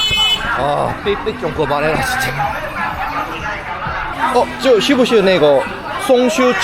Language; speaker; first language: Chinese; non-native, fluent; Korean